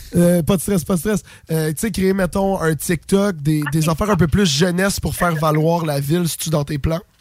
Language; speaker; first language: French; native; French